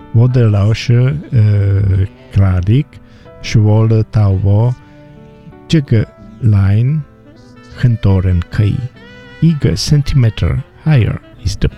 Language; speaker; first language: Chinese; non-native, learner; Czech